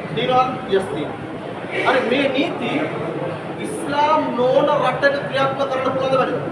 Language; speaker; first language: Sinhala; non-native, local second language; Tamil